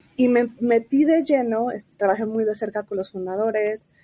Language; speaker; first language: Spanish; native; Spanish